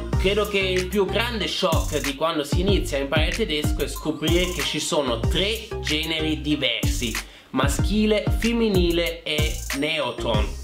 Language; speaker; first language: Italian; non-native, fluent; German